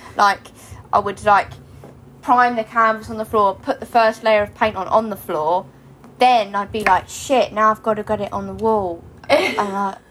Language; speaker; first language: English; native; English